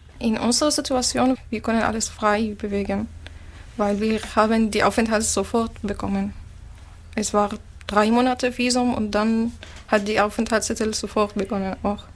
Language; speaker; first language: German; non-native, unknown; Arabic